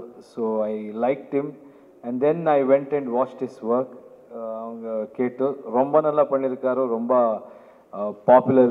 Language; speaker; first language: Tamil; non-native, learner; Kannada